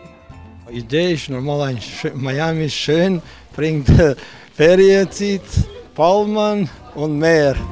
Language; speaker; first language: German; non-native, learner; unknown